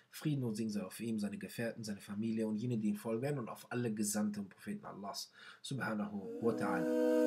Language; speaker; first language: German; non-native, fluent; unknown